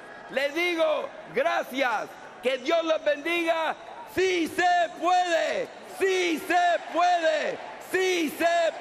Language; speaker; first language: Spanish; early bilingual, heritage; Spanish